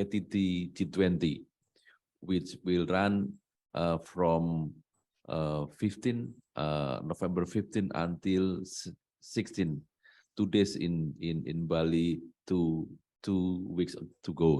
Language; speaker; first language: English; non-native, learner; Indonesian